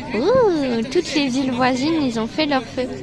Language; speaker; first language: French; native; French